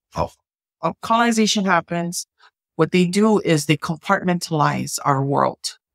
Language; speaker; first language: English; native; English